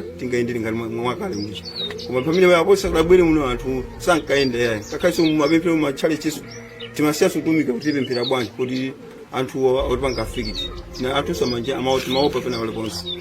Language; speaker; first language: Nyanja; native; Nyanja